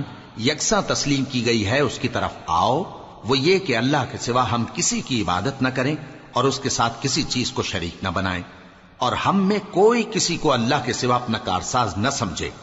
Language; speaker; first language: Urdu; native; Urdu